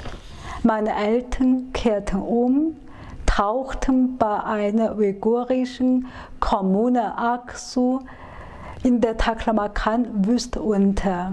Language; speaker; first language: German; non-native, fluent; Chinese